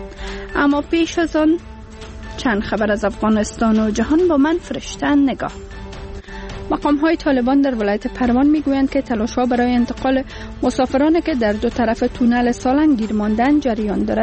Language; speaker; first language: Persian; native; Persian